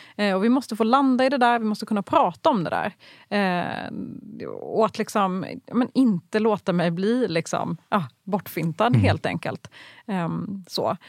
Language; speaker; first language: Swedish; early bilingual, other home language; Kurdish